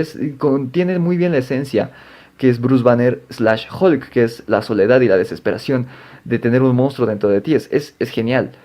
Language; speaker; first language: Spanish; native; Spanish